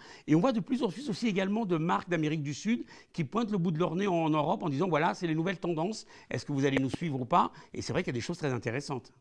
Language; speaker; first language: French; native; French